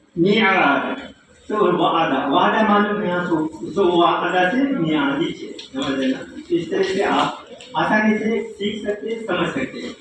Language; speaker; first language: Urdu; native; Urdu